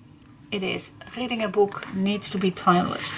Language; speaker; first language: English; non-native, fluent; Dutch